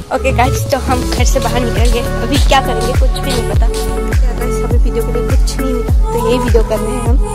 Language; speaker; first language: Hindi; non-native, local second language; Assamese